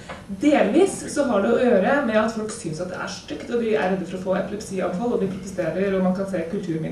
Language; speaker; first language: Norwegian; native; Norwegian